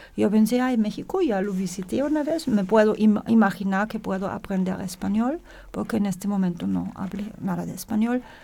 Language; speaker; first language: Spanish; non-native, fluent; German